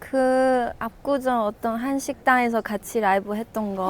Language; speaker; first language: Korean; non-native, fluent; Chinese